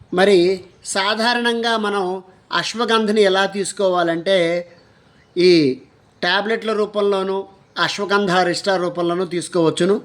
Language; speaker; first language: Telugu; native; Telugu